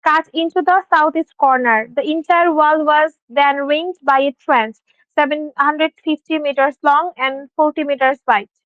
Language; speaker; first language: English; non-native, local second language; Bangla